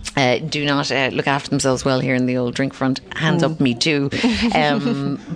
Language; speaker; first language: English; native; English